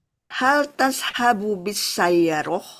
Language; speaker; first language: Arabic; non-native, learner; Indonesian